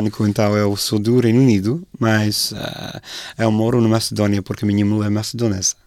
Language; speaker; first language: Portuguese; non-native, fluent; English